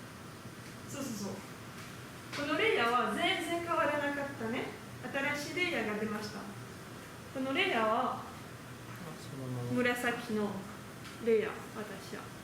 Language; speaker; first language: Japanese; non-native, learner; French